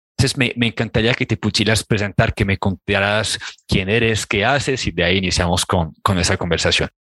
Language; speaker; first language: Spanish; native; Spanish